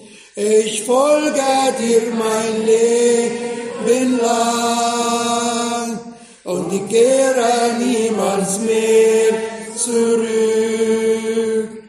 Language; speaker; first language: German; non-native, fluent; Arabic